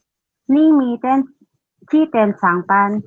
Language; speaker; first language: Chinese; non-native, learner; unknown